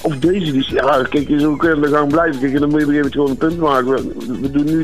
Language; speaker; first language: Dutch; native; Dutch